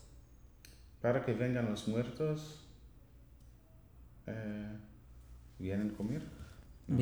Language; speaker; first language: Spanish; non-native, learner; English